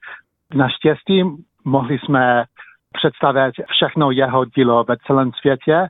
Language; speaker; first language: Czech; early bilingual, heritage; English